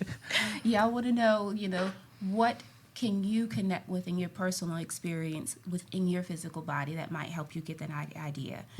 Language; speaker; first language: English; native; English